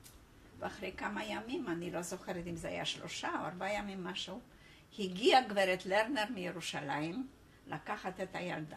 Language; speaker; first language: Hebrew; non-native, fluent; Polish